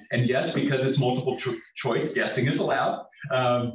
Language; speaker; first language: English; native; English